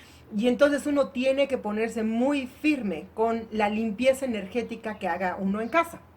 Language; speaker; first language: Spanish; native; Spanish